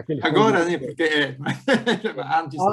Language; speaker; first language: Portuguese; non-native, fluent; Italian